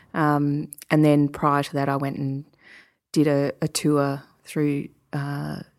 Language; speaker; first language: English; native; English